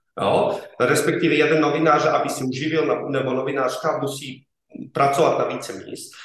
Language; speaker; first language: Czech; non-native, fluent; Serbian